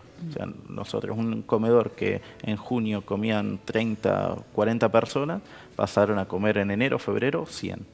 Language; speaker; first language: Spanish; native; Spanish